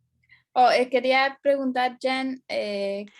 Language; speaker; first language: Spanish; early bilingual, heritage; Spanish